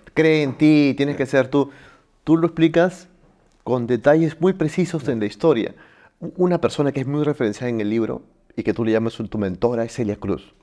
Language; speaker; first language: Spanish; native; Spanish